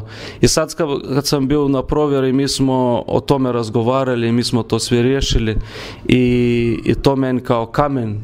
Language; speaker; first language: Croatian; non-native, learner; Lithuanian